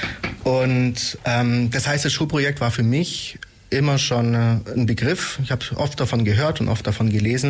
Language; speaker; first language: German; native; German